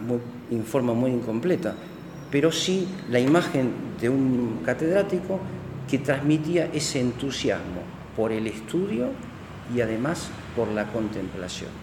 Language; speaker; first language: Spanish; native; Spanish